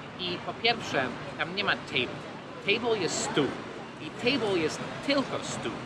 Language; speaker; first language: Polish; non-native, fluent; English